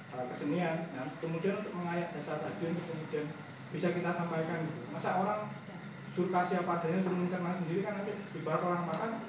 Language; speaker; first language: Indonesian; native; Indonesian